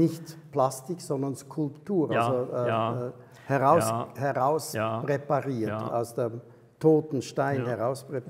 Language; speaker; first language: German; native; German